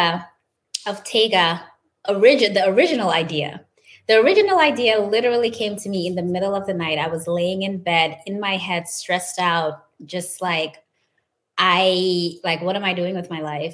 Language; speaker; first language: English; non-native, local second language; Wolof